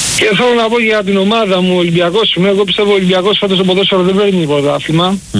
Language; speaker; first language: Greek; early bilingual, heritage; Greek